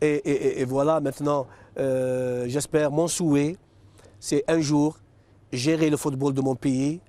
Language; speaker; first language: French; non-native, local second language; Arabic